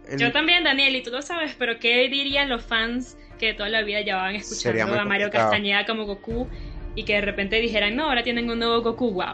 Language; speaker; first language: Spanish; native; Spanish